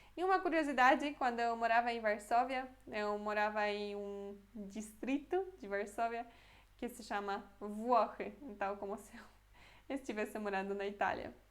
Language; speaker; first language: Portuguese; native; Portuguese